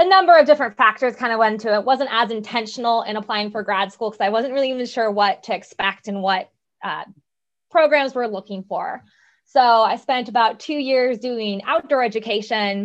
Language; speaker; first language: English; native; English